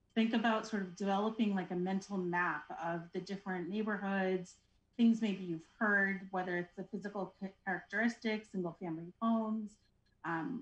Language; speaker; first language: English; native; English